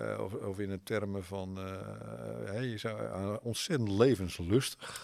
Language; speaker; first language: Dutch; native; Dutch